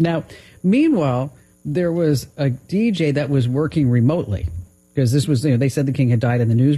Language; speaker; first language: English; native; English